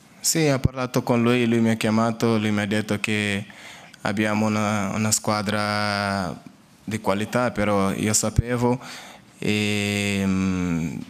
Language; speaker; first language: Italian; non-native, learner; Portuguese